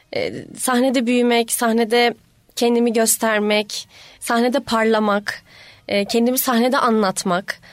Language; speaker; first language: Turkish; native; Turkish